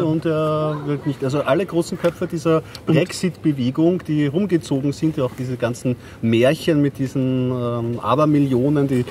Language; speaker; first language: German; native; German